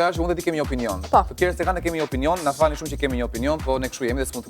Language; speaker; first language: Albanian; native; Albanian